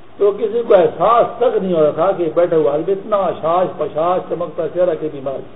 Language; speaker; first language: Urdu; non-native, local second language; Pashto